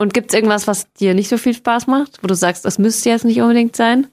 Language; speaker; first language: German; native; German